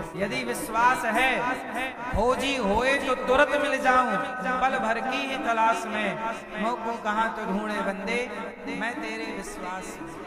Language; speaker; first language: Hindi; native; Hindi